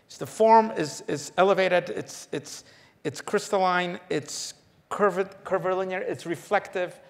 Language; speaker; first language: English; early bilingual, other home language; Polish